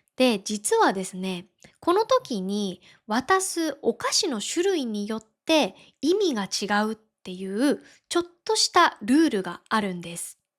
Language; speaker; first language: Japanese; native; Japanese